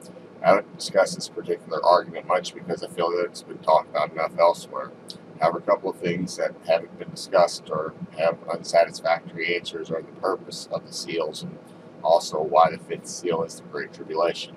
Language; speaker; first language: English; native; English